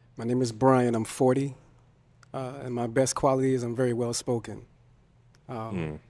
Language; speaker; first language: English; native; English